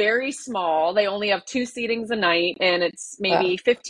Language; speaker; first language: English; native; English